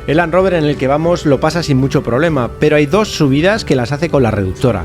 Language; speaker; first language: Spanish; native; Spanish